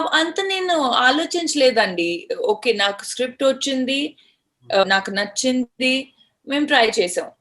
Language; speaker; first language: Telugu; non-native, fluent; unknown